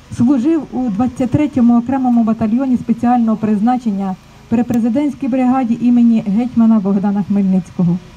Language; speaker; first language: Ukrainian; native; Ukrainian